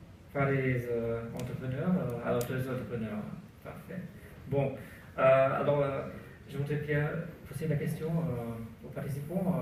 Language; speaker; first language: French; non-native, learner; German